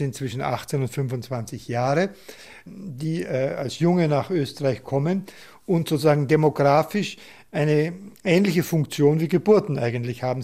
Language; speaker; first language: German; native; German